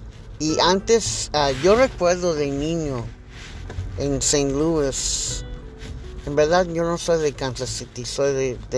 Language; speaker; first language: Spanish; early bilingual, heritage; English